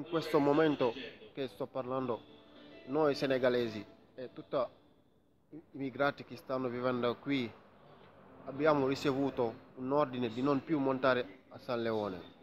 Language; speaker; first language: Italian; non-native, fluent; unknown